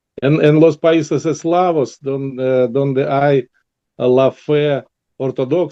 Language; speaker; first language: Spanish; non-native, learner; Russian